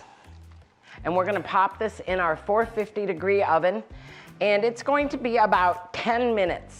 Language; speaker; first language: English; native; English